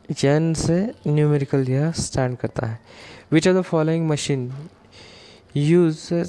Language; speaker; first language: Hindi; non-native, local second language; Marathi